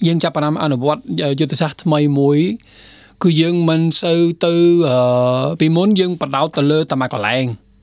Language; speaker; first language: Khmer; non-native, fluent; Spanish